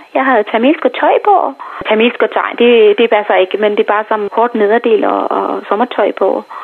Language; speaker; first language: Danish; non-native, fluent; Tamil